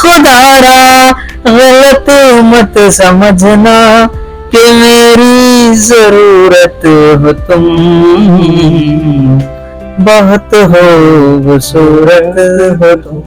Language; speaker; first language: Hindi; native; Hindi